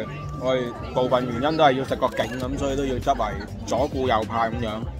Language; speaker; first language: Cantonese; native; Cantonese